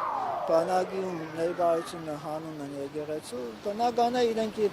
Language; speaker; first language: Armenian; native; Armenian